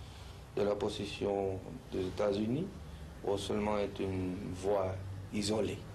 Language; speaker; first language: French; non-native, fluent; Spanish